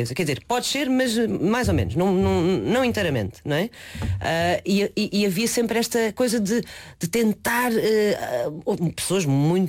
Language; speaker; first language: Portuguese; non-native, local second language; Chinese